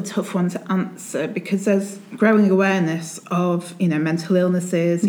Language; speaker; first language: English; native; English